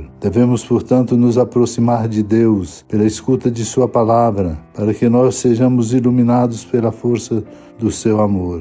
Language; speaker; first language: Portuguese; native; Portuguese